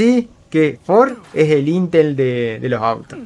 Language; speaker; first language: Spanish; native; Spanish